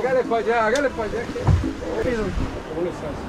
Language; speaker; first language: Spanish; native; Spanish